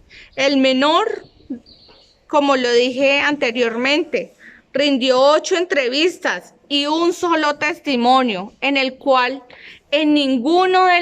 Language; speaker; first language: Spanish; native; Spanish